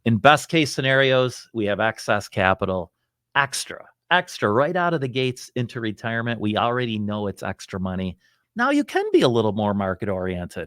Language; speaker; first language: English; native; English